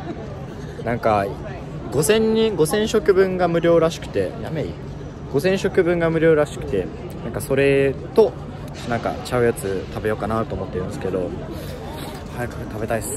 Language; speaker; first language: Japanese; native; Japanese